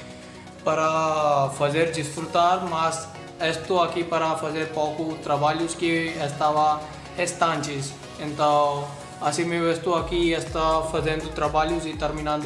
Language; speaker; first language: Portuguese; non-native, learner; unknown